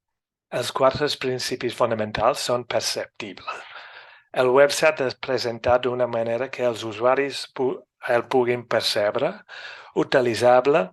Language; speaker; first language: Catalan; non-native, fluent; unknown